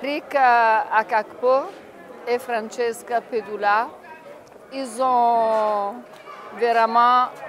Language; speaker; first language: French; non-native, fluent; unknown